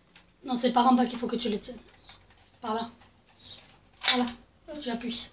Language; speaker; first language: French; native; French